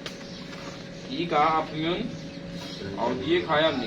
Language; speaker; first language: Korean; non-native, fluent; Urdu